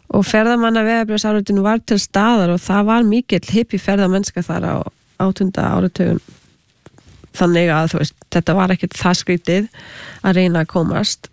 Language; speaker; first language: Icelandic; non-native, fluent; English